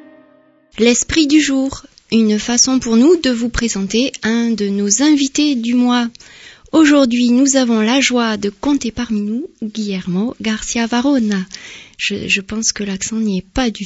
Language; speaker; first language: French; native; French